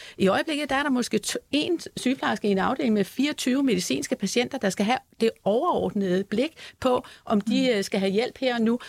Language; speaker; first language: Danish; native; Danish